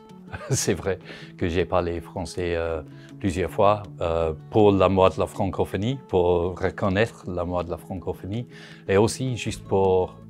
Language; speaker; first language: French; non-native, fluent; English